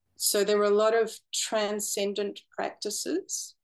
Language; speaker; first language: English; native; English